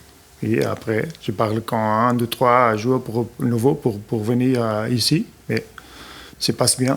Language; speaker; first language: French; non-native, learner; Portuguese